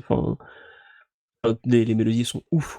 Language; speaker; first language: French; native; French